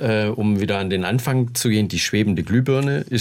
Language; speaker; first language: German; native; German